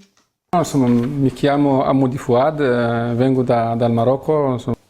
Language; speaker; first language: Italian; non-native, fluent; Arabic